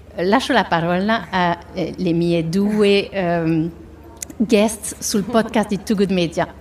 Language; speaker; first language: Italian; non-native, fluent; French